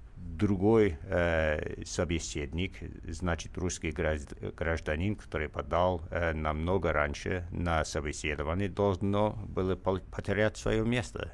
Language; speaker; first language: Russian; non-native, fluent; English